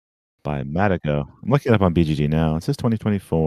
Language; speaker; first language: English; native; English